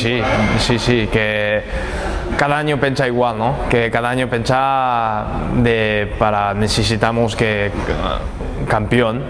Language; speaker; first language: Spanish; non-native, learner; Japanese